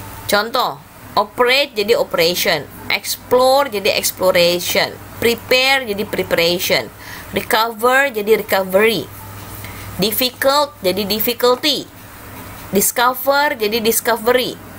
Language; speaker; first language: English; non-native, learner; Indonesian